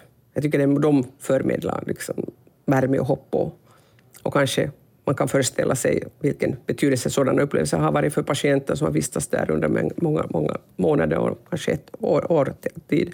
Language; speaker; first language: Swedish; non-native, local second language; Finnish